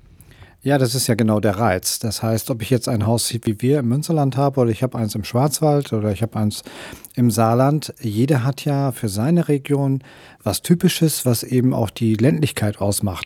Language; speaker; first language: German; native; German